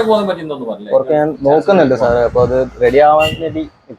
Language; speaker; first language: Malayalam; native; Malayalam